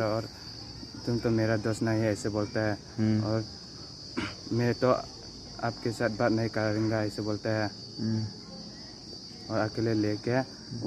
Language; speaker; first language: Hindi; non-native, local second language; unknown